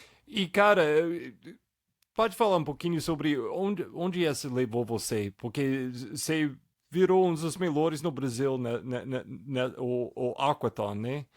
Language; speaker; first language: Portuguese; non-native, fluent; English